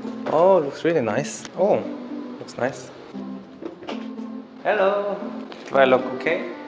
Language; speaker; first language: English; non-native, fluent; Korean